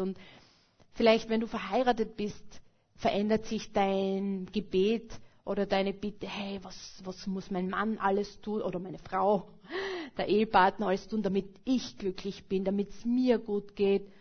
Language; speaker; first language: German; native; German